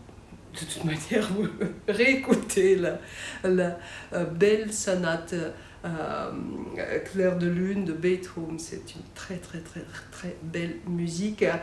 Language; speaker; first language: French; non-native, fluent; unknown